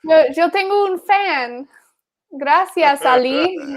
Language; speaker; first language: Spanish; non-native, fluent; English